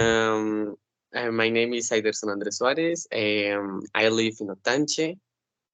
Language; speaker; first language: English; non-native, learner; Spanish